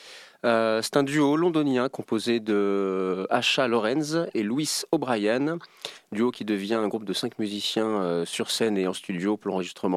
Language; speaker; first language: French; native; French